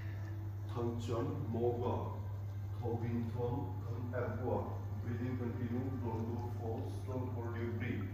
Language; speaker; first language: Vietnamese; non-native, learner; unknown